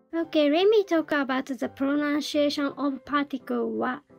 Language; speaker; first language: English; non-native, fluent; Japanese